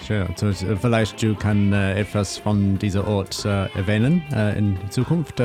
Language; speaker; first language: German; non-native, learner; English